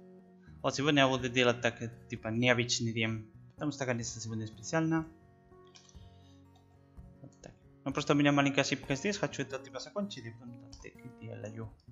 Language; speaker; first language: Russian; non-native, learner; Spanish